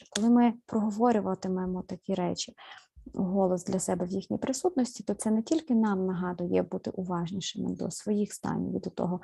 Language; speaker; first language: Ukrainian; native; Ukrainian